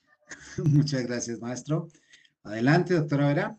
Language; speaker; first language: Spanish; native; Spanish